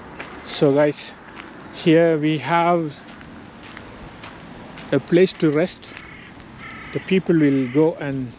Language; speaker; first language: English; non-native, fluent; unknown